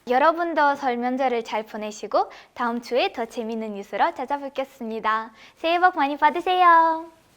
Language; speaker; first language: Korean; non-native, fluent; Kazakh